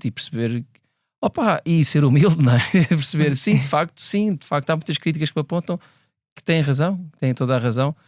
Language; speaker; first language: Portuguese; native; Portuguese